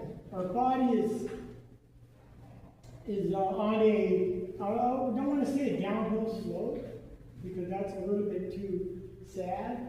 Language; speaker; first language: English; native; English